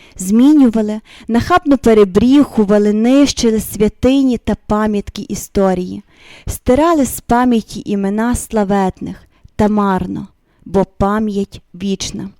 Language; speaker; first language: Ukrainian; native; Ukrainian